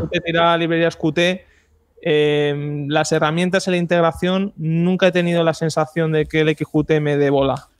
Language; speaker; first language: Spanish; native; Spanish